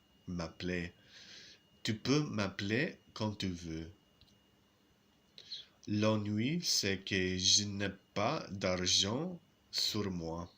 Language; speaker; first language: French; non-native, learner; English